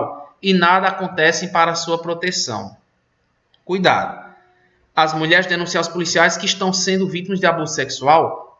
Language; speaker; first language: Portuguese; native; Portuguese